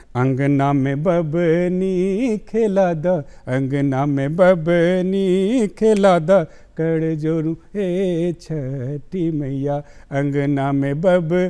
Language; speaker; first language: Hindi; native; Hindi